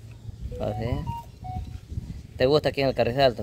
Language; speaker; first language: Spanish; native; Spanish